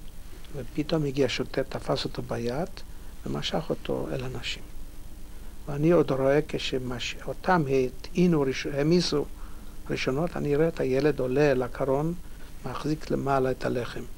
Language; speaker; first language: Hebrew; non-native, fluent; Polish